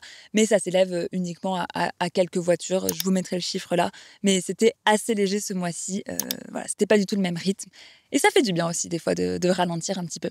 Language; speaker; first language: French; native; French